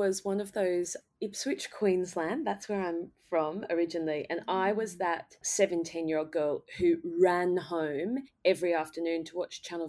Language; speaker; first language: English; native; English